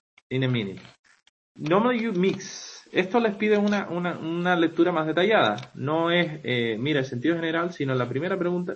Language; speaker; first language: Spanish; native; Spanish